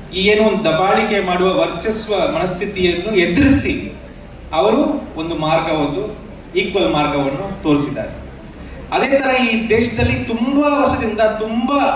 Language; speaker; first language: Kannada; non-native, local second language; Tamil